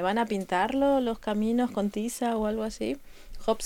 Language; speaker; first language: Spanish; native; Spanish